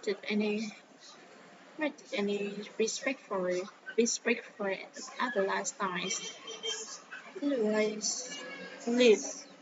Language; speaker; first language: English; non-native, learner; Vietnamese